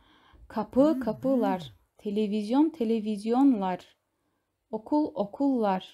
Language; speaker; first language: Turkish; non-native, fluent; Kazakh